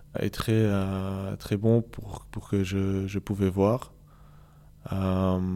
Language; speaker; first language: French; non-native, local second language; Dutch